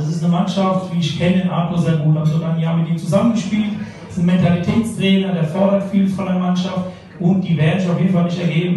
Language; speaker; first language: German; native; German